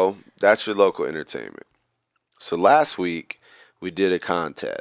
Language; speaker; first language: English; native; English